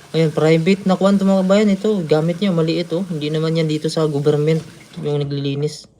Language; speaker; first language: Filipino; native; Filipino